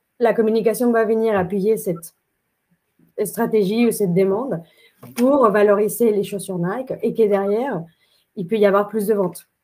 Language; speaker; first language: French; non-native, fluent; Spanish